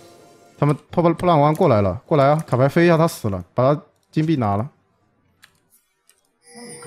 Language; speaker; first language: Chinese; native; Chinese